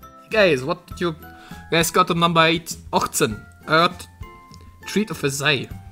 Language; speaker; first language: English; non-native, learner; German